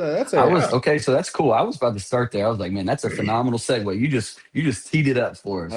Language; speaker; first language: English; native; English